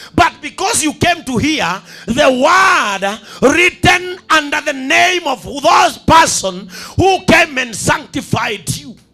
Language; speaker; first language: English; non-native, local second language; Swahili